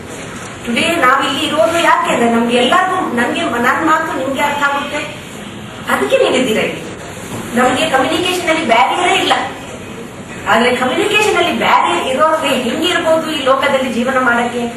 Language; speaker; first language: Kannada; non-native, local second language; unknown